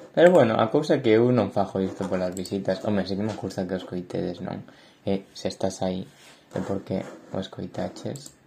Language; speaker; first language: Galician; native; Galician